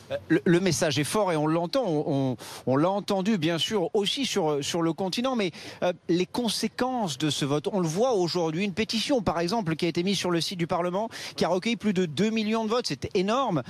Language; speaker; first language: French; native; French